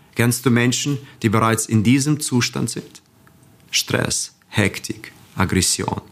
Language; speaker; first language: German; non-native, fluent; Russian